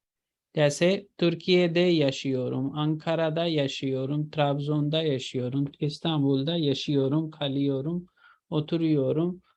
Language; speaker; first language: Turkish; non-native, fluent; Urdu